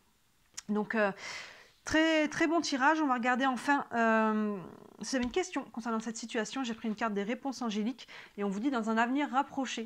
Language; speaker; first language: French; native; French